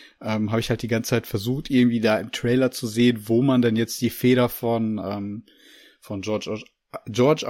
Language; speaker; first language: German; native; German